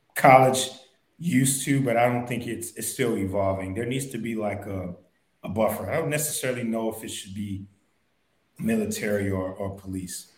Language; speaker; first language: English; native; English